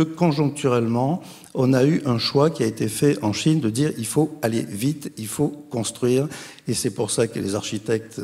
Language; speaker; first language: French; native; French